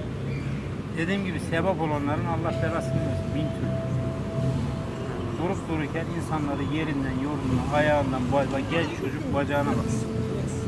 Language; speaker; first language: Turkish; native; Turkish